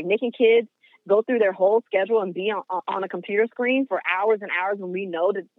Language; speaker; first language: English; native; English